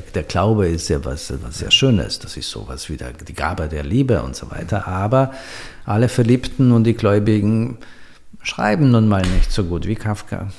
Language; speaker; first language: German; early bilingual, other home language; Polish